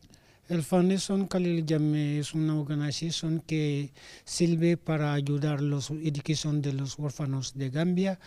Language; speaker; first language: Spanish; non-native, learner; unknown